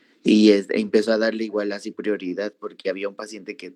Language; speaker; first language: Spanish; native; Spanish